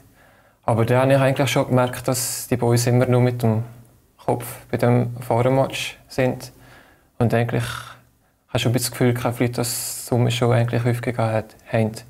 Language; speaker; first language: German; native; German